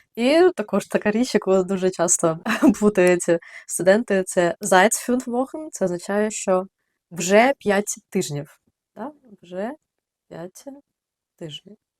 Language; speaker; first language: Ukrainian; native; Ukrainian